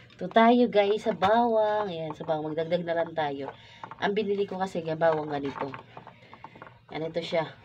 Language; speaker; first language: Filipino; non-native, local second language; Cebuano